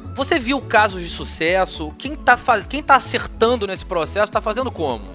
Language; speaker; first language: Portuguese; native; Portuguese